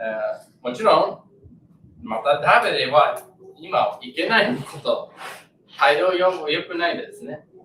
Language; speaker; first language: Japanese; non-native, learner; English